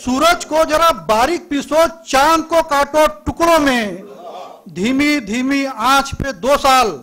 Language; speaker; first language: Hindi; non-native, local second language; Marathi